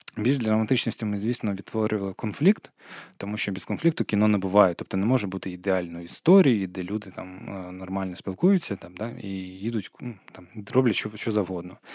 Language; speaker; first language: Ukrainian; non-native, local second language; Crimean Tatar